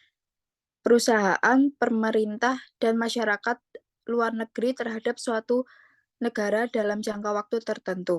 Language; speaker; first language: Indonesian; native; Indonesian